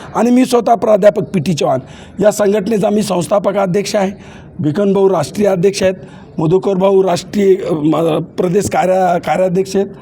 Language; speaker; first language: Marathi; non-native, local second language; Lambadi